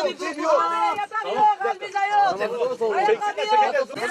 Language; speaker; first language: Turkish; non-native, learner; Arabic